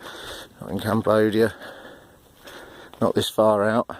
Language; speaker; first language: English; native; English